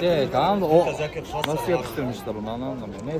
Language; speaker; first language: Turkish; native; Turkish